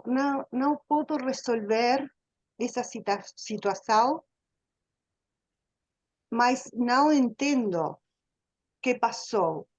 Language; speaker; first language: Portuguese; non-native, learner; Spanish